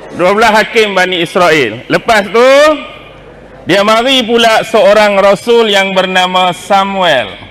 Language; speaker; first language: Malay; native; Malay